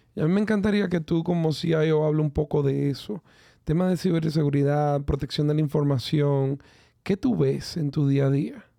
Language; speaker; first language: Spanish; native; Spanish